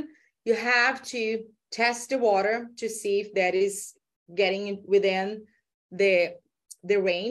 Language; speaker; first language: English; non-native, fluent; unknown